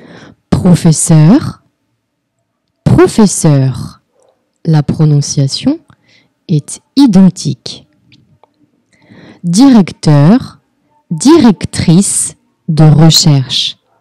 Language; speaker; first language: French; non-native, fluent; Portuguese